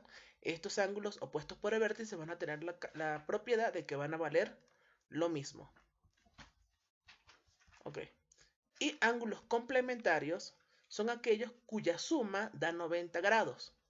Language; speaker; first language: Spanish; native; Spanish